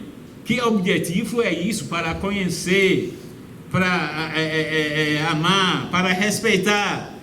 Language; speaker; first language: Portuguese; non-native, fluent; Yoruba